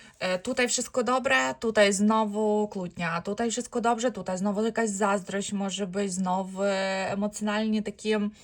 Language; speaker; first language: Polish; non-native, learner; Ukrainian